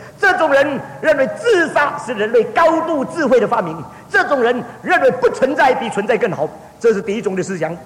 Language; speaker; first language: Chinese; early bilingual, heritage; Chinese